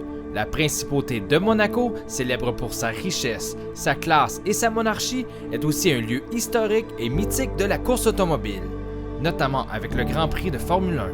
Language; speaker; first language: French; native; French